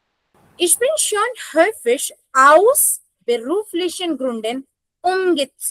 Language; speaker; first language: German; non-native, fluent; Hindi